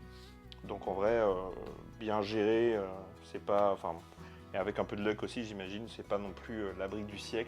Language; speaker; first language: French; native; French